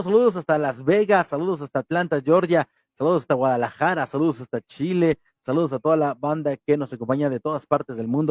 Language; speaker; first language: Spanish; native; Spanish